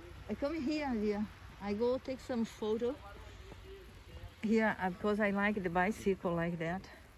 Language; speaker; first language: English; non-native, learner; Portuguese